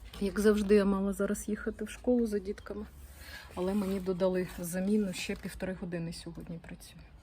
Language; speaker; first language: Ukrainian; non-native, local second language; Russian